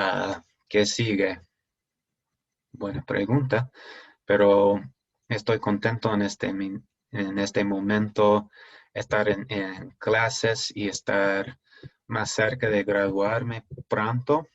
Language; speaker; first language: Spanish; non-native, fluent; English